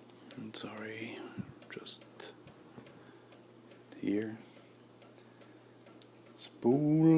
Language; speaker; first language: English; non-native, learner; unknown